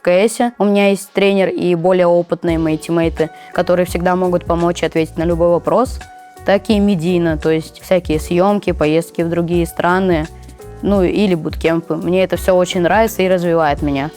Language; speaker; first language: Russian; native; Russian